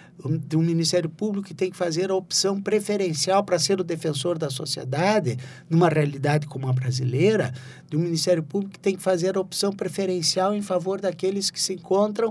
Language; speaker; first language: Portuguese; native; Portuguese